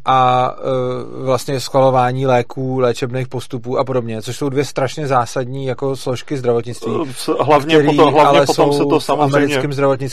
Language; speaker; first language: Czech; native; Czech